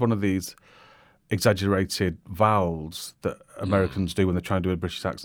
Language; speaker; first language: English; native; English